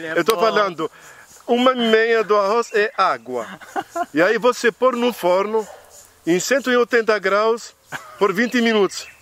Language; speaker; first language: Portuguese; non-native, fluent; Arabic